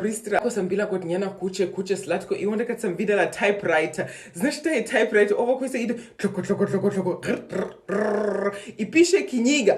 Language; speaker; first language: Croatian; non-native, fluent; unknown